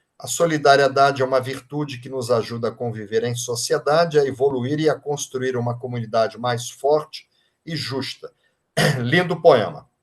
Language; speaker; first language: Portuguese; native; Portuguese